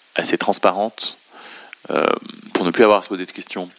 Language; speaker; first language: French; non-native, local second language; Arabic